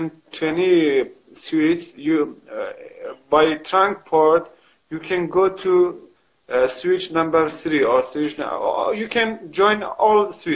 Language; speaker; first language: English; non-native, learner; Kurdish